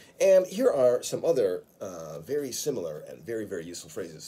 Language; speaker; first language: English; native; English